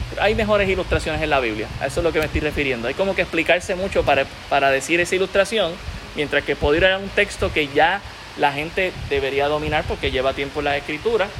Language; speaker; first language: Spanish; native; Spanish